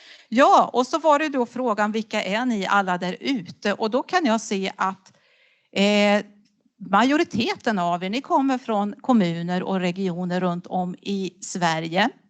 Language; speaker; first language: Swedish; native; Swedish